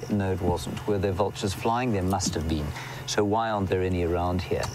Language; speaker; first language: English; native; English